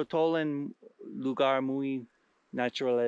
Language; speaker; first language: Spanish; non-native, learner; English